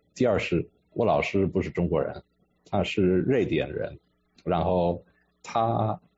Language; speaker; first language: Chinese; non-native, fluent; English